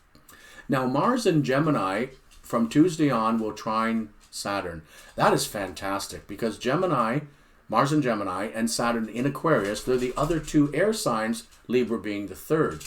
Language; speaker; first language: English; native; English